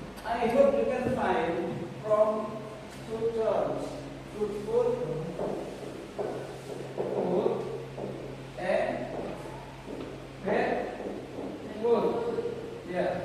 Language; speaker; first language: English; non-native, learner; Indonesian